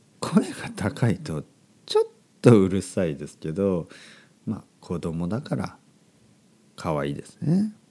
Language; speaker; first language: Japanese; native; Japanese